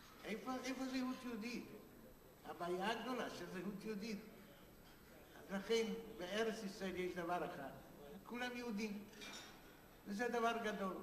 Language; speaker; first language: Hebrew; non-native, fluent; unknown